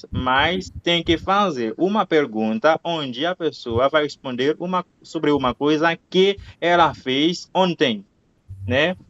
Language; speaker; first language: Portuguese; non-native, fluent; Haitian Creole